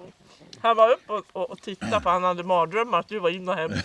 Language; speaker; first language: Swedish; native; Swedish